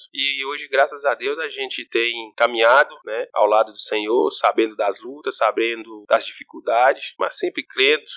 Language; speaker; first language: Portuguese; native; Portuguese